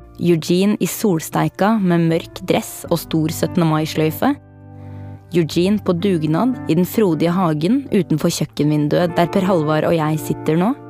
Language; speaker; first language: Norwegian; native; Norwegian